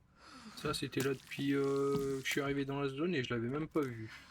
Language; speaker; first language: French; native; French